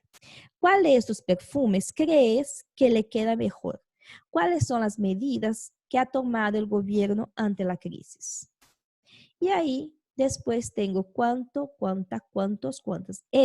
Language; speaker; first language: Spanish; non-native, fluent; Portuguese